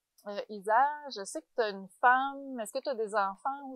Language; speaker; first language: French; native; French